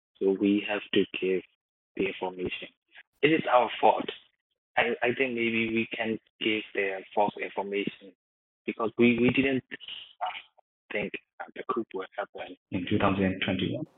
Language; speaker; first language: English; non-native, learner; Burmese